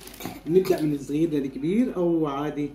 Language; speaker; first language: Arabic; native; Arabic